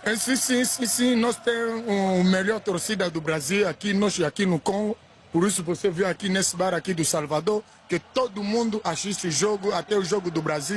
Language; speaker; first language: Portuguese; non-native, learner; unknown